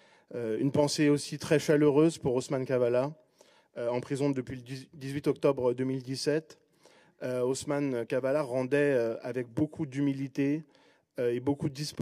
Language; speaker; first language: French; native; French